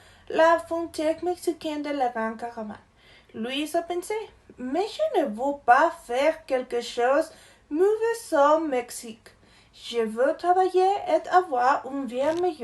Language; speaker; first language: French; non-native, learner; Spanish